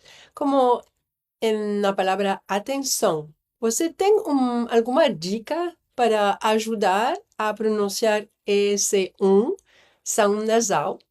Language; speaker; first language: Portuguese; non-native, learner; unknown